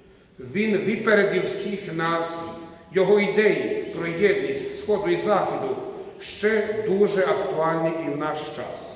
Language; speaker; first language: Ukrainian; non-native, fluent; Croatian